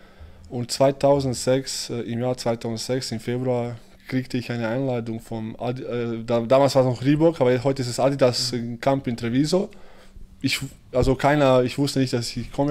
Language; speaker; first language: German; early bilingual, other home language; Bosnian